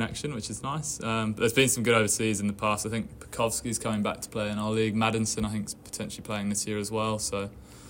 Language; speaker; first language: English; native; English